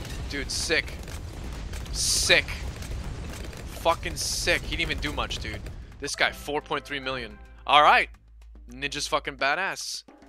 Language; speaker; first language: English; early bilingual, other home language; Polish